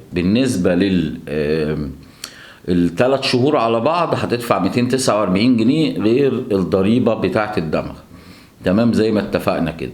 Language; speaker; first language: Arabic; native; Arabic